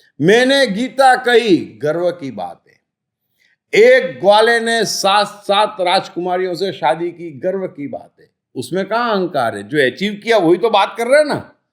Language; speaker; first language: Hindi; native; Hindi